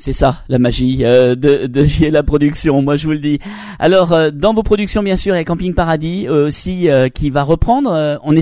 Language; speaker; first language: French; native; French